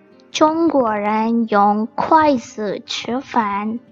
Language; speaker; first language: Chinese; non-native, fluent; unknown